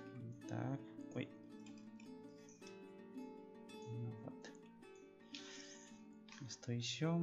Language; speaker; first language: Russian; non-native, learner; Spanish